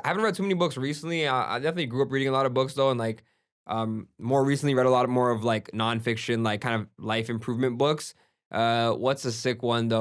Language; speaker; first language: English; early bilingual, other home language; Gujarati